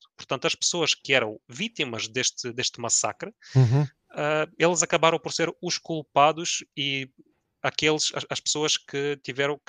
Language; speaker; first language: Portuguese; early bilingual, other home language; Ukrainian